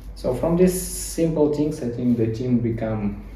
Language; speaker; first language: English; non-native, learner; Ukrainian